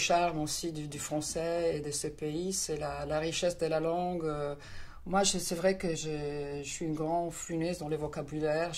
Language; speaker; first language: French; non-native, fluent; Italian